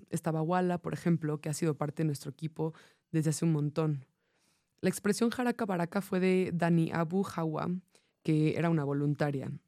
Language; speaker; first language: Spanish; non-native, fluent; English